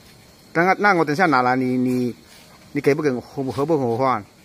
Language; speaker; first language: Chinese; native; Chinese